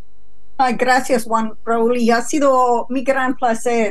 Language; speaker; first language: Spanish; non-native, fluent; English